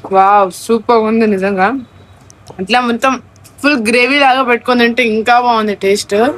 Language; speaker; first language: Telugu; non-native, local second language; Lambadi